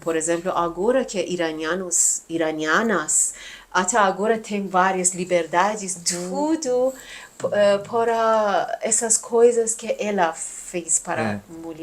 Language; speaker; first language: Portuguese; non-native, learner; Persian